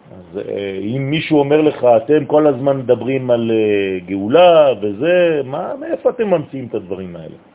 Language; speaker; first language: Hebrew; non-native, fluent; French